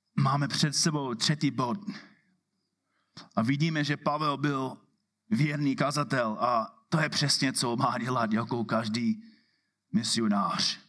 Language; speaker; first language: Czech; non-native, fluent; English